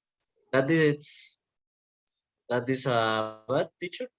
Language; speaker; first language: English; non-native, learner; Spanish